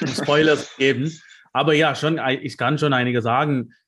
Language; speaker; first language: German; non-native, learner; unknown